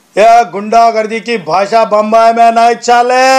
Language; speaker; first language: Hindi; non-native, local second language; Marathi